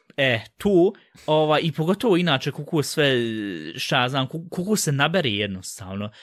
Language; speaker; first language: Bosnian; early bilingual, heritage; Bosnian